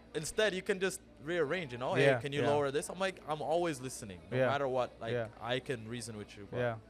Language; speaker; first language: English; early bilingual, other home language; Amharic